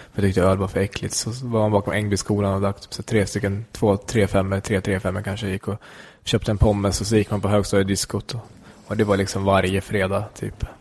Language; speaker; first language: Swedish; early bilingual, other home language; Kurdish